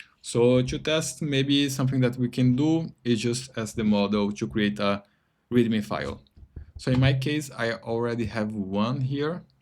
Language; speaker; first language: English; non-native, fluent; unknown